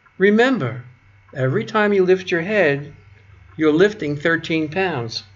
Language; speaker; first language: English; native; English